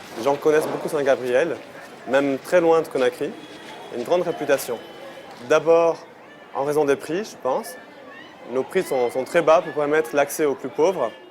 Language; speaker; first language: French; native; French